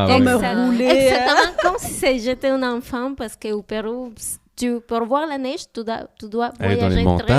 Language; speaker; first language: French; non-native, learner; Spanish